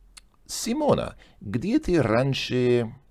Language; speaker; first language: Russian; non-native, learner; English